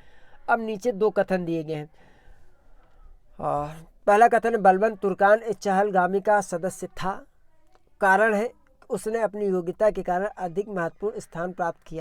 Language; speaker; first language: Hindi; native; Hindi